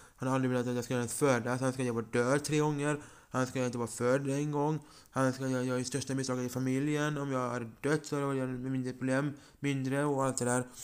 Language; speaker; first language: Swedish; early bilingual, other home language; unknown